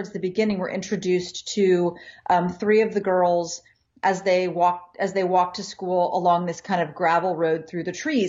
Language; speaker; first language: English; native; English